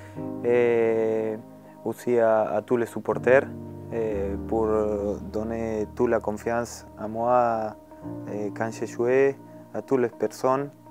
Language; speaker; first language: French; non-native, learner; Spanish